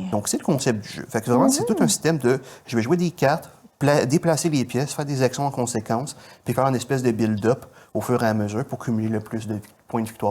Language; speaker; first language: French; native; French